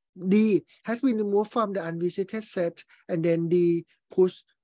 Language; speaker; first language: English; non-native, fluent; Thai